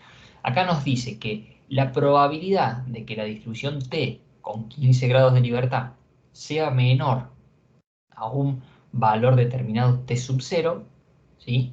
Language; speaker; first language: Spanish; native; Spanish